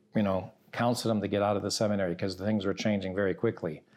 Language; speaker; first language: English; early bilingual, other home language; Italian